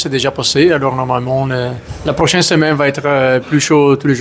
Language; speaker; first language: French; non-native, learner; Italian